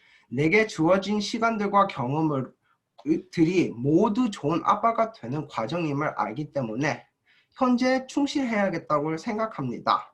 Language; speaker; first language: Korean; early bilingual, heritage; Korean